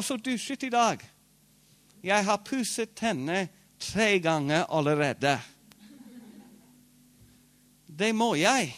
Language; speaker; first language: Norwegian; non-native, fluent; English